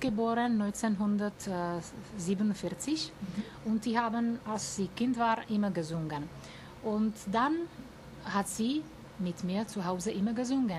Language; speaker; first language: German; non-native, learner; Czech